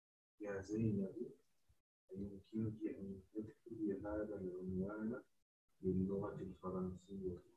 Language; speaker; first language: Arabic; non-native, learner; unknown